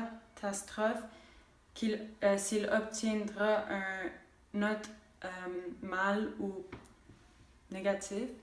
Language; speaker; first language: French; non-native, local second language; English